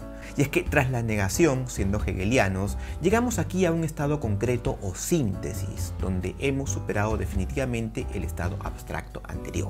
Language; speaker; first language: Spanish; native; Spanish